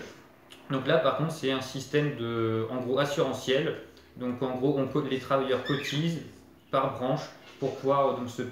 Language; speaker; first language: French; native; French